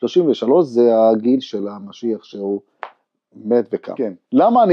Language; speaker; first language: Hebrew; non-native, local second language; Arabic